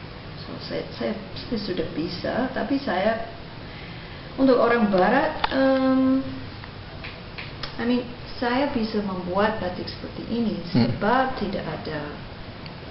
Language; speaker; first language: Indonesian; non-native, fluent; English